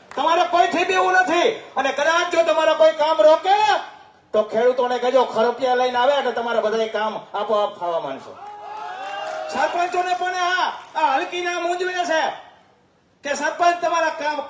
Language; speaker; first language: Gujarati; native; Gujarati